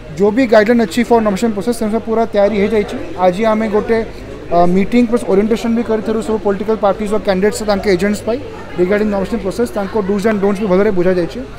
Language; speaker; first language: Odia; non-native, local second language; Marathi